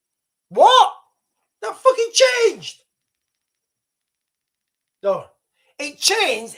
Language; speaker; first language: English; native; English